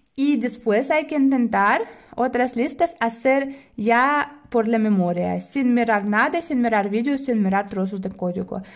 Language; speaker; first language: Spanish; non-native, fluent; Russian